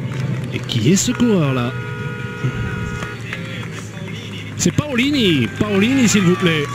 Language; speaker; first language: French; native; French